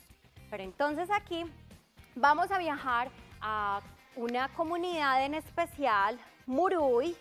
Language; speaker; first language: Spanish; native; Spanish